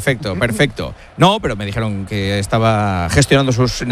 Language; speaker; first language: Spanish; native; Spanish